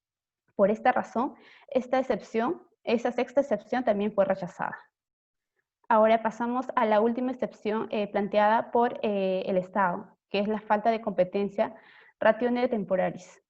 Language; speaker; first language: Spanish; native; Spanish